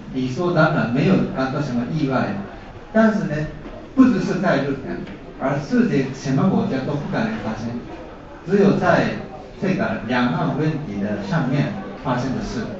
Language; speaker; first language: Chinese; non-native, fluent; Japanese